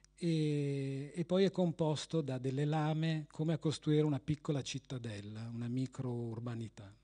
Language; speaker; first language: Italian; native; Italian